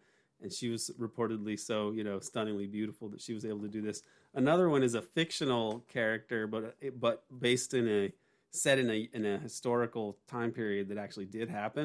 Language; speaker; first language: English; native; English